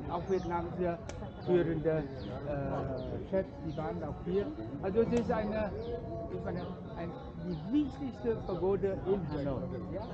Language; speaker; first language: German; non-native, fluent; Vietnamese